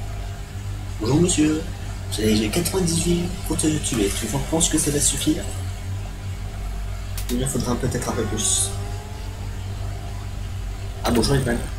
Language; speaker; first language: French; native; French